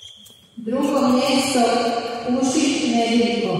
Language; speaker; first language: Croatian; native; Croatian